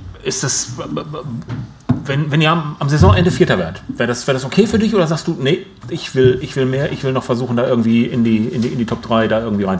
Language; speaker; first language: German; native; German